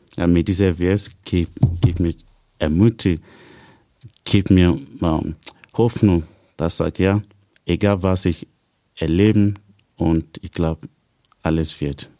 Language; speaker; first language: German; non-native, fluent; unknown